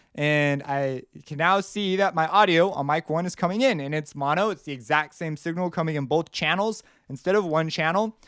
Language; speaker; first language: English; native; English